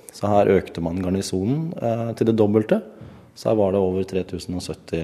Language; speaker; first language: Norwegian; native; Norwegian